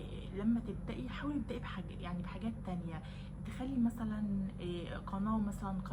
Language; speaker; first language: Arabic; native; Arabic